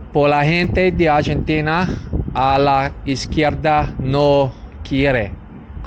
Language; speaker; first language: Spanish; non-native, learner; English